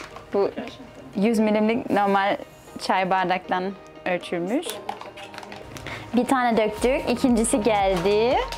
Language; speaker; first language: Turkish; non-native, fluent; German